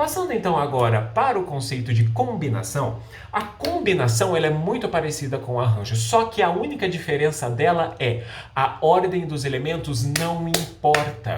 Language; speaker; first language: Portuguese; native; Portuguese